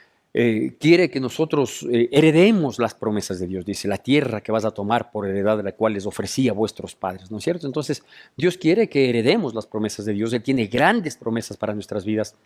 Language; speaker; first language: Spanish; native; Spanish